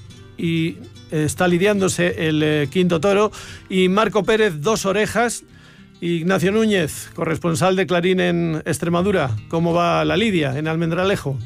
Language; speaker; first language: Spanish; native; Spanish